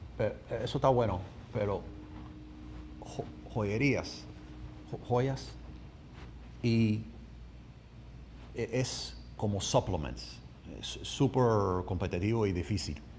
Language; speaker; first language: Spanish; early bilingual, heritage; English